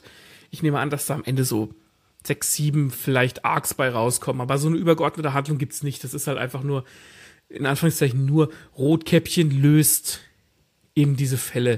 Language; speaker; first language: German; native; German